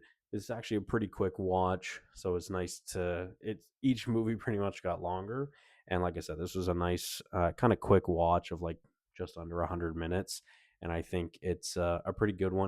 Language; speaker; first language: English; native; English